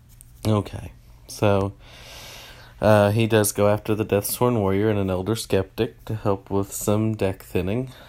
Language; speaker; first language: English; native; English